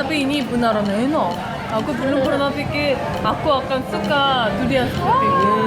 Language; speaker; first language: Indonesian; non-native, fluent; Korean